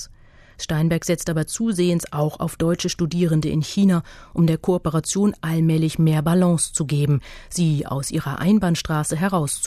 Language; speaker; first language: German; native; German